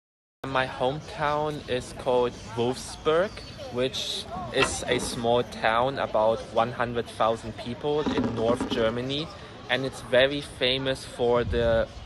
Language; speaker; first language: English; non-native, fluent; German